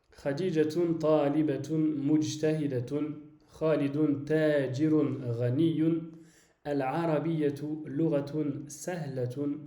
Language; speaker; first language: Arabic; non-native, fluent; French